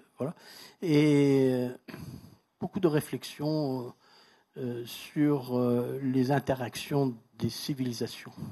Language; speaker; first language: French; non-native, fluent; Persian